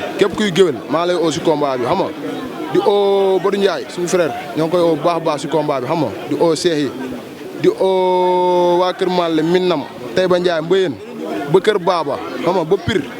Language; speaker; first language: Wolof; native; Wolof